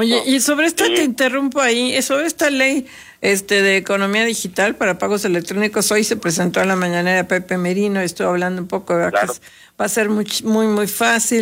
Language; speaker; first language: Spanish; native; Spanish